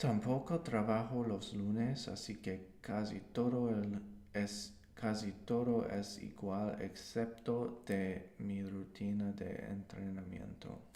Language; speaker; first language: Spanish; non-native, learner; English